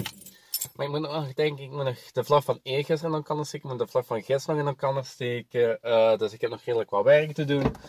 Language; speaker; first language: Dutch; native; Dutch